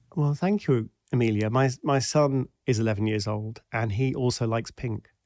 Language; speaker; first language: English; native; English